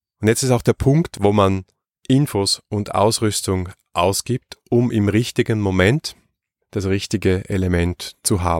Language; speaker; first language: German; native; German